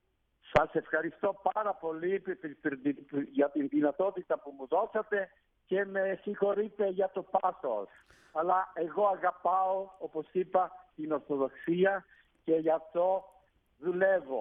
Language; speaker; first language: Greek; non-native, fluent; Italian